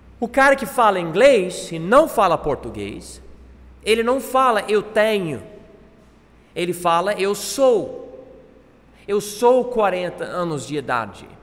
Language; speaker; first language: Portuguese; non-native, fluent; English